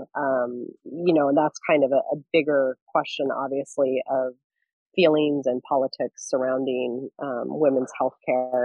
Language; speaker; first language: English; native; English